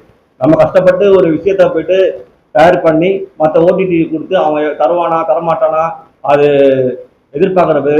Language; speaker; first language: Tamil; native; Tamil